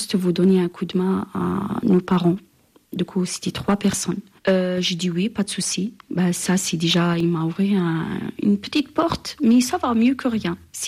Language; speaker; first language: French; non-native, local second language; Arabic